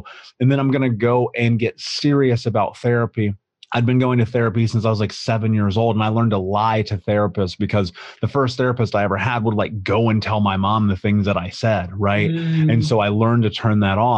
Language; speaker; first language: English; native; English